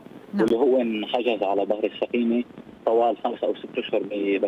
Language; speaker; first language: Arabic; native; Arabic